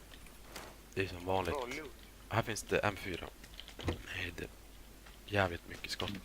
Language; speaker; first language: Swedish; native; Swedish